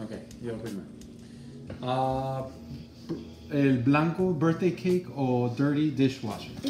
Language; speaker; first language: Spanish; early bilingual, other home language; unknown